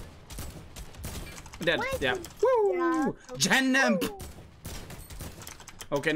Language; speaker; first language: English; non-native, fluent; Swedish